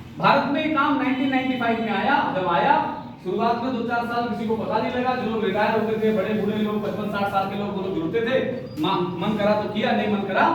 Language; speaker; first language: Hindi; native; Hindi